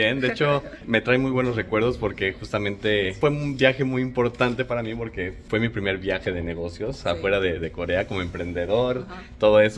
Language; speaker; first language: Spanish; native; Spanish